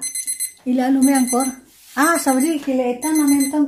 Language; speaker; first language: French; non-native, learner; Indonesian